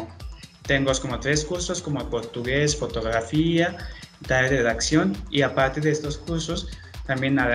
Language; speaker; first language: Spanish; non-native, fluent; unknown